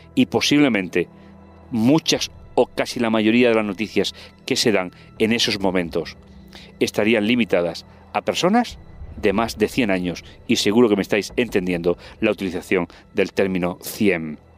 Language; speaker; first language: Spanish; native; Spanish